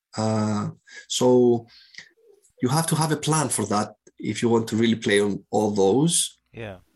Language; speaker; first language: English; non-native, fluent; Greek